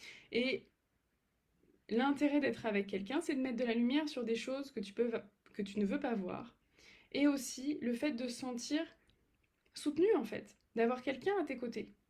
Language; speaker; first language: French; native; French